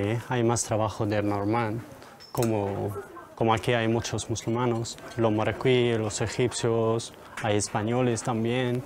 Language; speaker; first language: Spanish; non-native, learner; Arabic